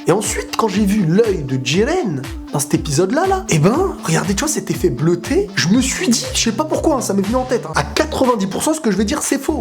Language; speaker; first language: French; native; French